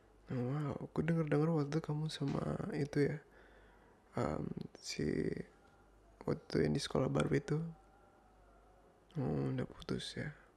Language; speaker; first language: Indonesian; early bilingual, heritage; Indonesian